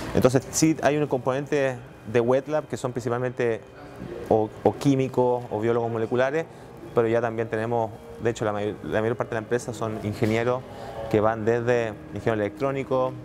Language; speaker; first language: Spanish; native; Spanish